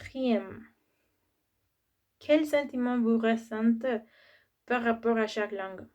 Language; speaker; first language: French; non-native, learner; Spanish